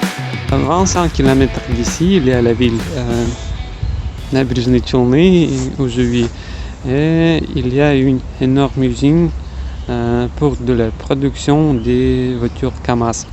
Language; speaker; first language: French; non-native, fluent; Russian